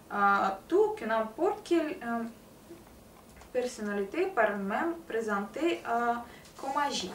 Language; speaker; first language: French; non-native, learner; Russian